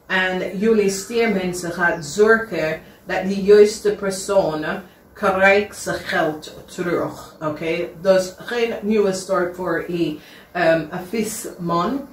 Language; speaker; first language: Dutch; non-native, learner; English